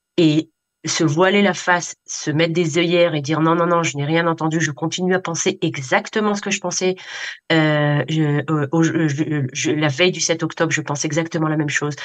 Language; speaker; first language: French; native; French